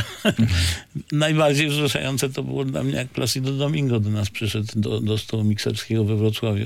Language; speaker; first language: Polish; native; Polish